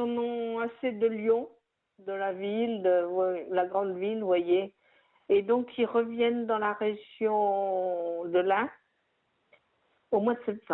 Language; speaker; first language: French; native; French